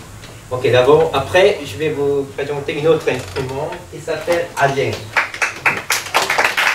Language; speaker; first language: French; non-native, learner; Korean